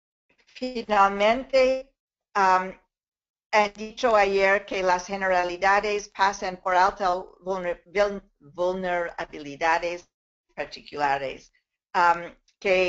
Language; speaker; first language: Spanish; non-native, fluent; English